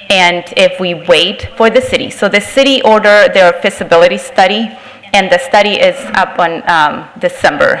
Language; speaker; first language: English; non-native, fluent; Spanish